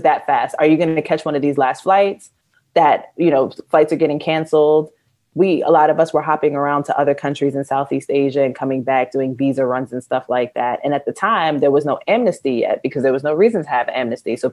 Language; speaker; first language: English; native; English